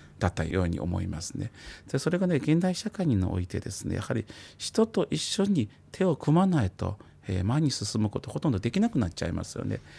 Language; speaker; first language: Japanese; non-native, fluent; Chinese